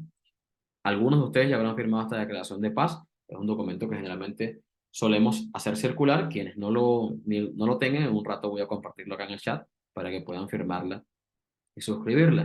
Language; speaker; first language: Spanish; native; Spanish